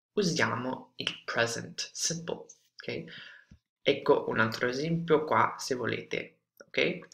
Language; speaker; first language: Italian; non-native, fluent; English